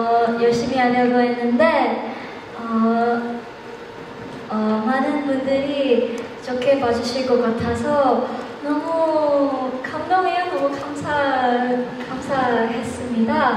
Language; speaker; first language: Korean; non-native, fluent; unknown